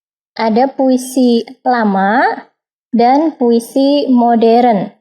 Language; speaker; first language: Indonesian; native; Indonesian